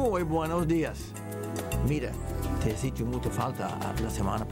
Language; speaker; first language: Spanish; non-native, fluent; English